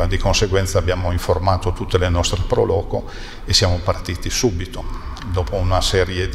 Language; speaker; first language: Italian; native; Italian